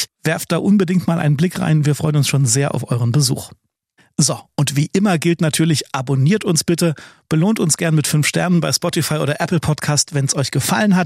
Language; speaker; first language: German; native; German